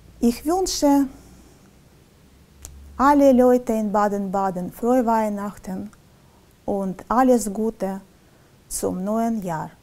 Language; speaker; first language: German; non-native, learner; Russian